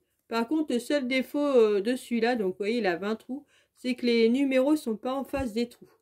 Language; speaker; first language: French; native; French